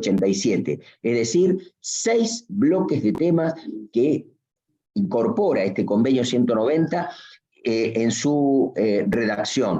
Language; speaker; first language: Spanish; native; Spanish